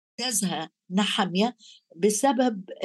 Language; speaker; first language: Arabic; native; Arabic